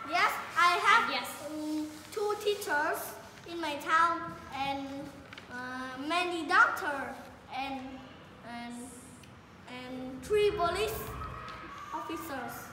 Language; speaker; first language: English; non-native, learner; Vietnamese